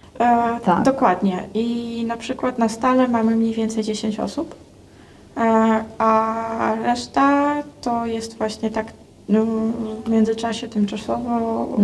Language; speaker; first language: Polish; non-native, fluent; Russian